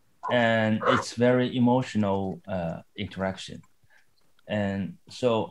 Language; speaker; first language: English; non-native, fluent; Chinese